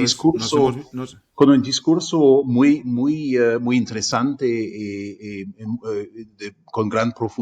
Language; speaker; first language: Spanish; non-native, fluent; German